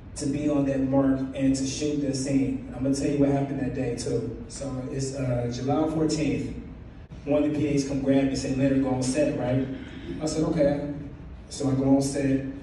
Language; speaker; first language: English; native; English